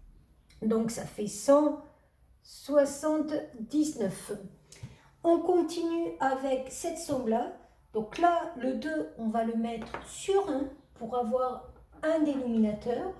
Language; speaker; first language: French; native; French